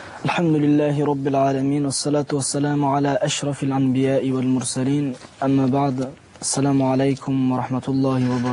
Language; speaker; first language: Arabic; non-native, learner; Tajik